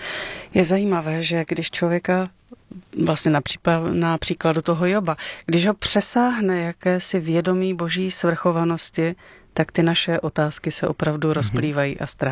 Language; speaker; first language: Czech; native; Czech